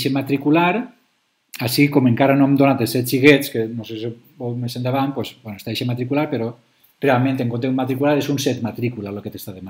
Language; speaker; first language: Catalan; native; Catalan